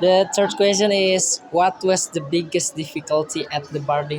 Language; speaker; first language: English; non-native, learner; Indonesian